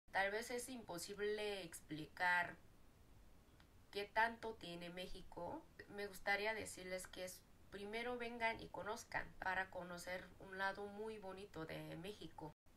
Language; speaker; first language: Spanish; non-native, fluent; Korean